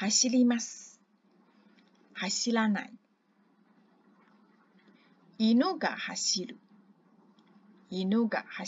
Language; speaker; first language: Japanese; non-native, fluent; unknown